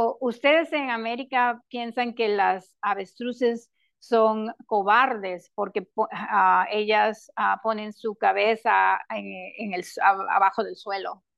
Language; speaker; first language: Spanish; non-native, local second language; English